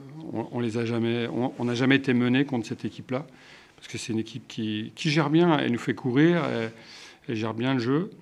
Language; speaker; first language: French; native; French